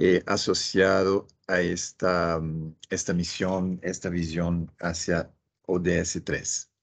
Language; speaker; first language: Spanish; non-native, fluent; Portuguese